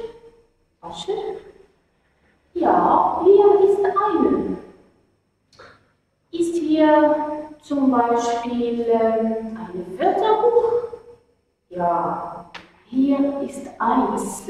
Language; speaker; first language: German; non-native, fluent; Arabic